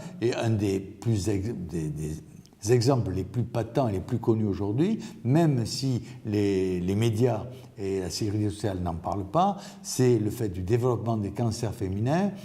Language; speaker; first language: French; native; French